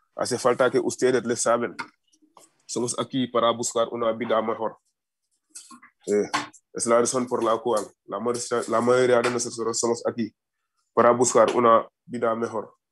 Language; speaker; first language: Spanish; non-native, learner; Wolof